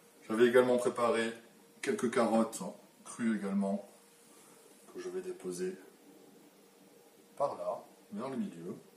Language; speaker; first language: French; native; French